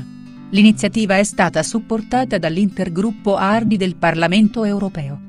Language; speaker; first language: Italian; native; Italian